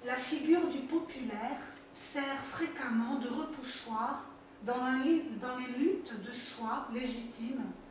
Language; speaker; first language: French; non-native, fluent; Portuguese